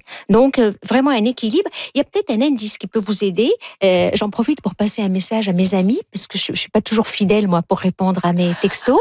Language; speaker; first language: French; native; French